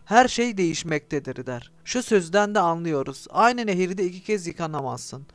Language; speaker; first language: Turkish; native; Turkish